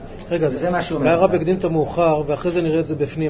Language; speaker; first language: Hebrew; native; Hebrew